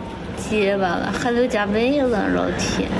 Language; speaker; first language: Chinese; native; Chinese